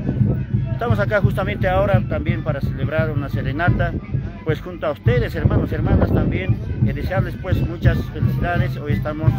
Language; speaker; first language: Spanish; non-native, local second language; Aymara